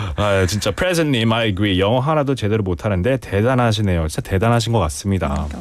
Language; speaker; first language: Korean; native; Korean